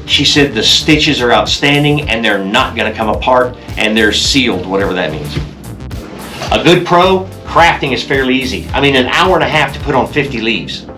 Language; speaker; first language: English; native; English